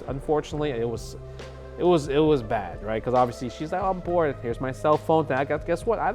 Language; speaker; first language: English; native; English